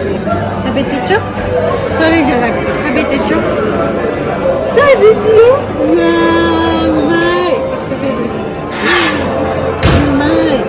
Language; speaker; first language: Japanese; non-native, learner; Georgian